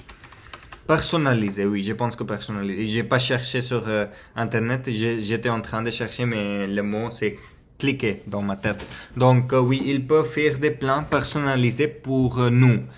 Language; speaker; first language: French; non-native, fluent; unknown